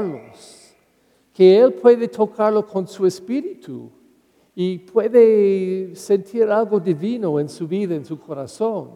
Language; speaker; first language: Spanish; non-native, learner; English